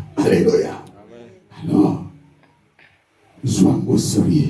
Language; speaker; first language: French; non-native, local second language; Lingala